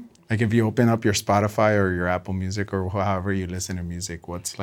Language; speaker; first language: English; early bilingual, other home language; Spanish